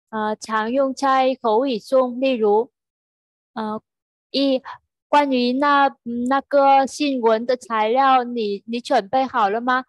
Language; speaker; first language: Chinese; non-native, fluent; Vietnamese